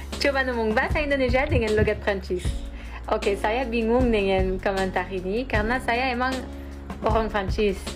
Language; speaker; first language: Indonesian; non-native, fluent; French